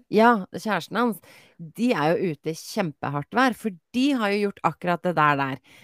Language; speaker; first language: Norwegian; native; Norwegian